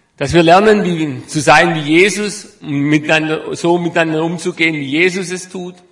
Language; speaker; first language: German; native; German